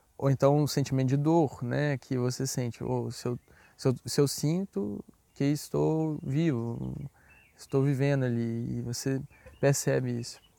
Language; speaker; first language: Portuguese; native; Portuguese